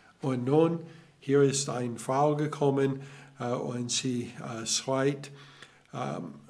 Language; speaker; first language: German; non-native, learner; English